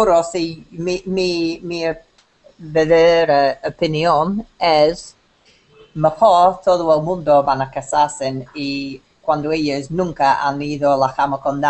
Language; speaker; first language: Spanish; non-native, learner; English